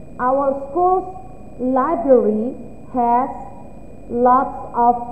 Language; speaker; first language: English; non-native, fluent; Indonesian